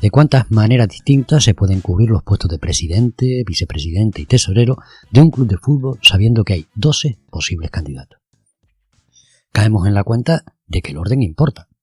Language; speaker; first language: Spanish; native; Spanish